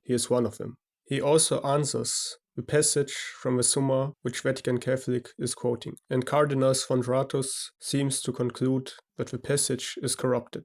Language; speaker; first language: English; non-native, fluent; German